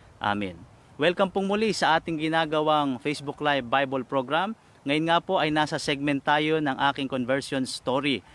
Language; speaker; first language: Filipino; non-native, local second language; Iloko